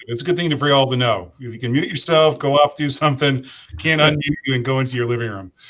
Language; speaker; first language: English; native; English